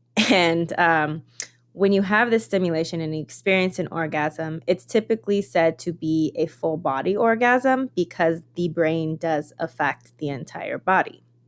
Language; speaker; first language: English; early bilingual, other home language; Spanish